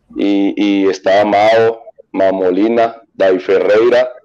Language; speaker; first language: Spanish; native; Spanish